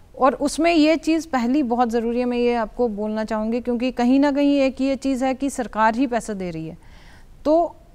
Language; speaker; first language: Hindi; native; Hindi